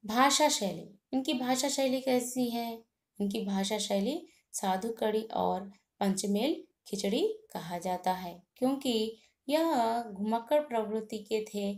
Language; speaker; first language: Hindi; non-native, local second language; Telugu